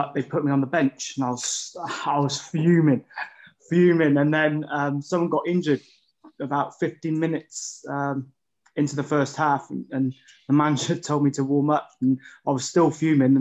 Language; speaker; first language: English; native; English